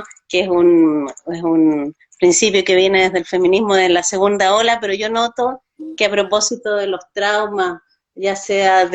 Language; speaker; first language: Spanish; native; Spanish